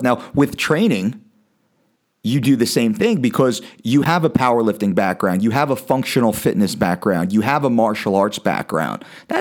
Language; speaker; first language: English; native; English